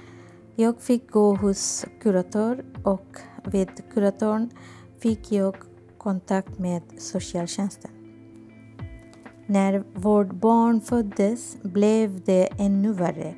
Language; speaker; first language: Swedish; non-native, fluent; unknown